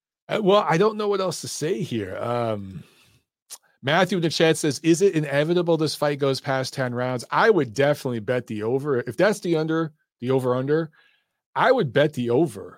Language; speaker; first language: English; early bilingual, other home language; Italian